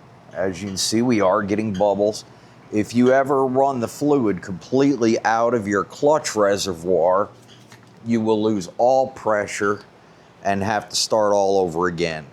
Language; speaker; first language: English; native; English